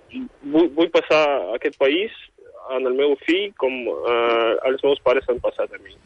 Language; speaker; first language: Catalan; non-native, fluent; Ukrainian